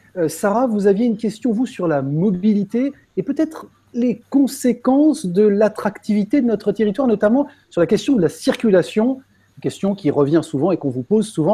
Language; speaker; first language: French; native; French